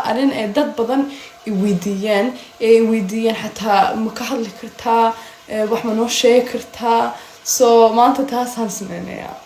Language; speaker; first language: Somali; early bilingual, heritage; Somali